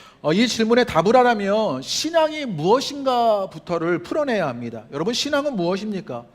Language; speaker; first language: Korean; native; Korean